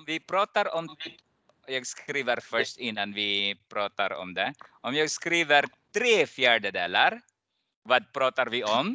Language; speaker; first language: Swedish; non-native, fluent; Arabic